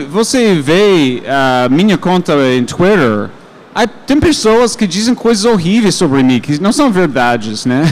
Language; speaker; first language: Portuguese; non-native, fluent; English